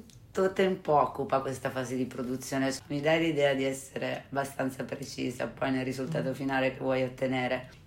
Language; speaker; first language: Italian; native; Italian